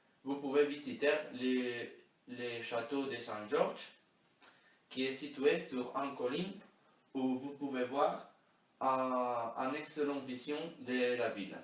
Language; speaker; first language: French; non-native, learner; Spanish